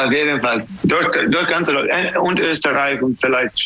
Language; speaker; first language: German; non-native, fluent; English